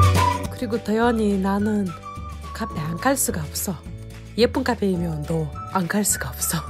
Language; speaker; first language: Korean; non-native, fluent; Lithuanian